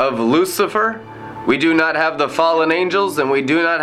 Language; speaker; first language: English; native; English